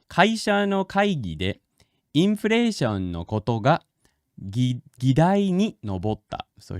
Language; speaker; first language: Japanese; non-native, fluent; English